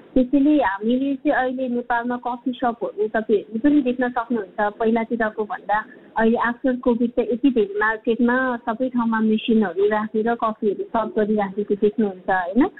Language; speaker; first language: Nepali; non-native, local second language; Sherpa